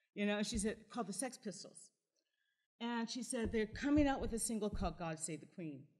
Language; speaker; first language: English; native; English